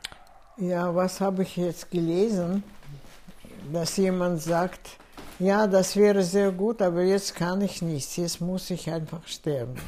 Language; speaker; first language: German; non-native, fluent; Russian